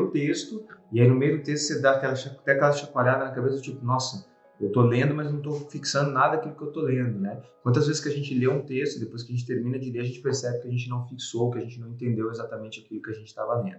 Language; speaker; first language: Portuguese; native; Portuguese